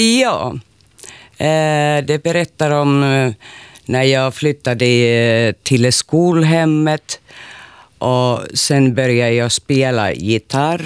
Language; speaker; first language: Swedish; non-native, local second language; Finnish